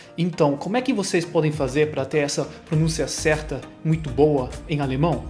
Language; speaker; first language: Portuguese; non-native, fluent; German